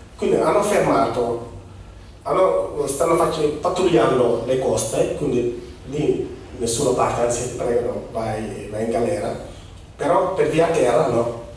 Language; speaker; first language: Italian; non-native, fluent; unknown